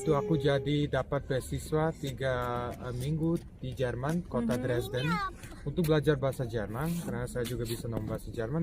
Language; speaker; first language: Indonesian; non-native, fluent; Serbian